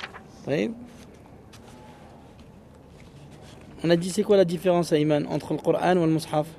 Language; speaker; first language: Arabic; non-native, fluent; French